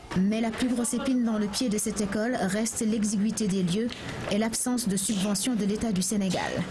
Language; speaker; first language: French; non-native, local second language; Wolof